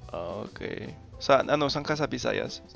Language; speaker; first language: Filipino; non-native, fluent; English